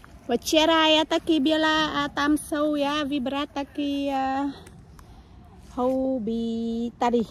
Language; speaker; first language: Czech; non-native, learner; Vietnamese